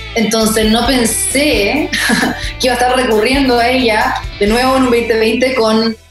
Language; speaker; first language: Spanish; native; Spanish